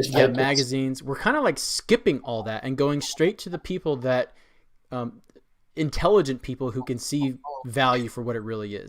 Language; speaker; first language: English; native; English